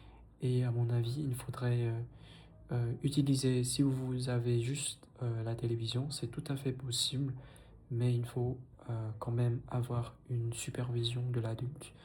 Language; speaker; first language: French; non-native, fluent; Vietnamese